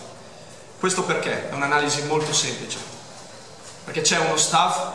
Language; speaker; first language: Italian; native; Italian